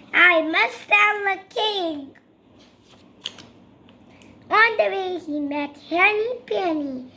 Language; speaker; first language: English; non-native, learner; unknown